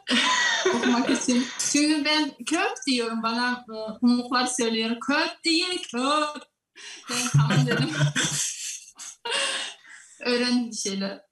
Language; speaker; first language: Turkish; non-native, learner; Russian